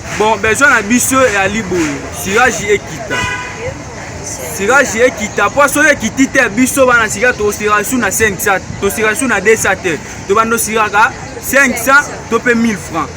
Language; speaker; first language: Lingala; native; Lingala